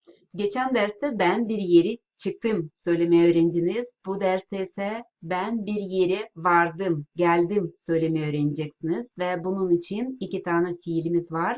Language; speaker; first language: Turkish; non-native, fluent; Russian